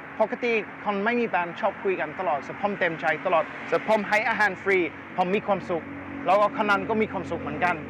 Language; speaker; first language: Thai; non-native, learner; English